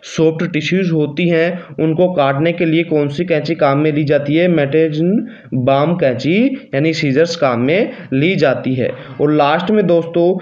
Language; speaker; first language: Hindi; native; Hindi